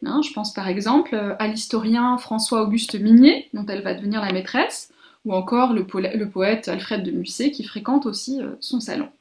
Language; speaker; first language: French; native; French